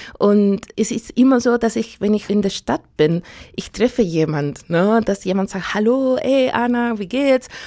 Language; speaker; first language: German; non-native, fluent; Spanish